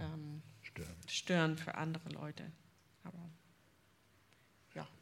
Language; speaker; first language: German; non-native, fluent; English